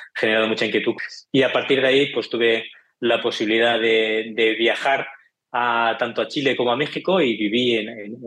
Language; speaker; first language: Spanish; native; Spanish